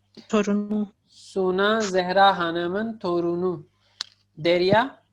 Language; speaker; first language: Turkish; non-native, fluent; Urdu